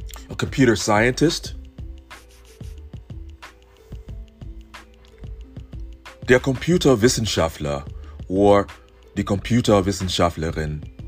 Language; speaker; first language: German; non-native, fluent; English